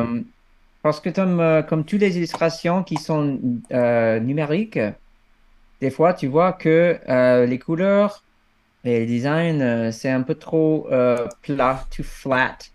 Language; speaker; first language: French; non-native, fluent; English